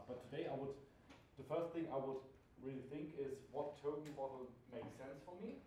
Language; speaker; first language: English; non-native, fluent; German